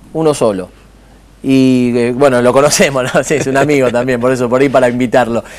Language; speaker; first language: Spanish; native; Spanish